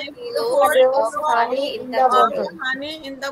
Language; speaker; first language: English; non-native, learner; Bangla